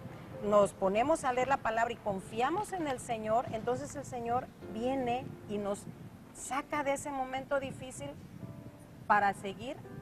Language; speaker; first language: Spanish; native; Spanish